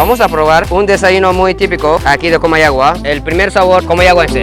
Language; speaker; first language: Spanish; non-native, fluent; English